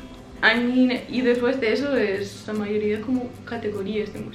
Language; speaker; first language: Spanish; non-native, fluent; English